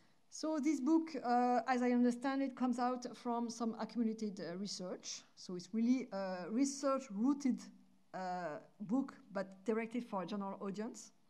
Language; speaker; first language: English; non-native, fluent; French